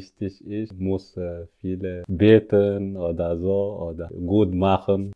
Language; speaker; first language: German; non-native, learner; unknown